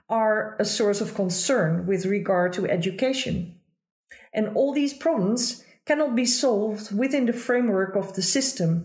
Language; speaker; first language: English; non-native, fluent; Dutch